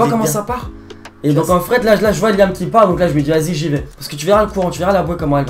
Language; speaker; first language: French; native; French